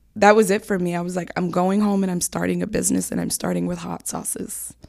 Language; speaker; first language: English; native; English